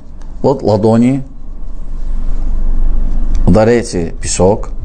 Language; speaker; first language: Russian; non-native, fluent; Azerbaijani